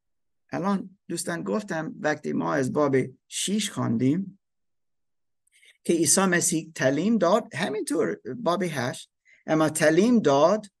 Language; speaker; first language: Persian; non-native, learner; German